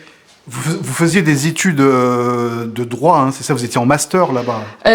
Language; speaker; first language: French; native; French